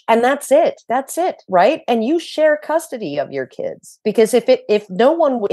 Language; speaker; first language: English; native; English